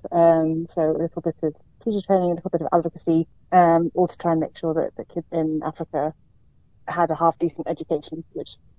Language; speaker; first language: English; native; English